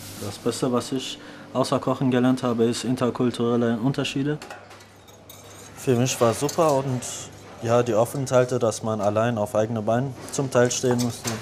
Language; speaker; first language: German; early bilingual, other home language; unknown